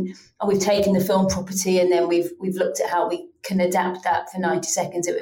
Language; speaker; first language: English; native; English